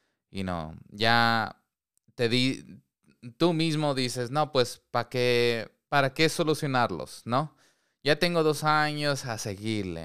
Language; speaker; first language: Spanish; early bilingual, heritage; Spanish